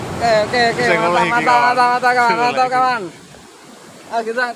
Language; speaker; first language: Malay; non-native, local second language; Javanese